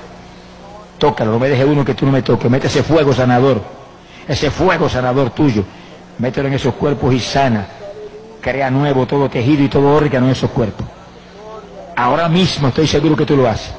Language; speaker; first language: Spanish; native; Spanish